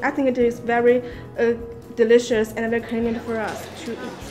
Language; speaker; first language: English; non-native, learner; Chinese